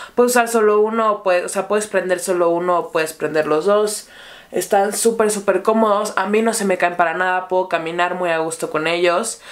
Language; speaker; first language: Spanish; native; Spanish